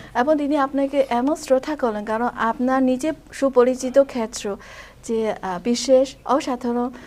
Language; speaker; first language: Bangla; non-native, fluent; Chinese